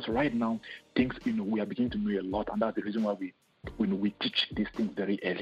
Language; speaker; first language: English; non-native, local second language; Igbo